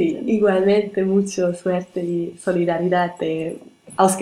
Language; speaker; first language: Spanish; non-native, learner; German